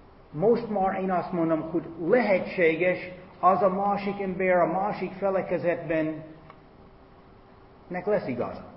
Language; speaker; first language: Hungarian; non-native, fluent; English